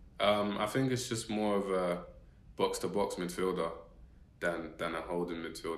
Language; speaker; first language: English; native; English